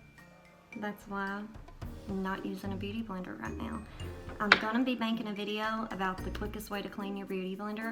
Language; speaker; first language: English; native; English